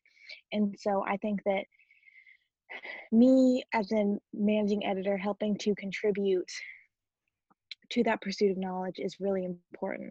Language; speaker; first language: English; native; English